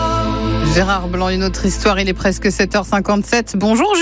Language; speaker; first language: French; native; French